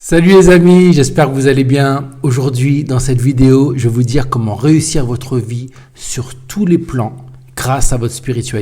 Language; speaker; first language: French; native; French